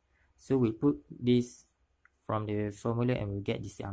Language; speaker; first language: English; non-native, local second language; Malay